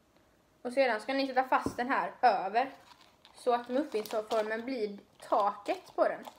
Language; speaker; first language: Swedish; native; Swedish